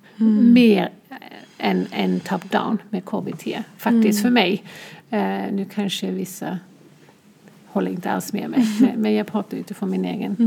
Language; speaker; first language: Swedish; non-native, fluent; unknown